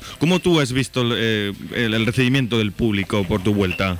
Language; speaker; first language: Spanish; native; Spanish